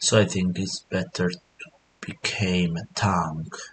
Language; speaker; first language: English; non-native, learner; Italian